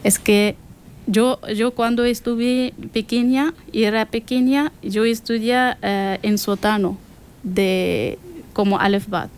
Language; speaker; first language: Spanish; non-native, learner; Persian